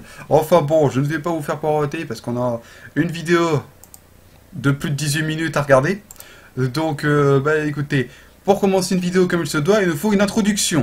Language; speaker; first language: French; native; French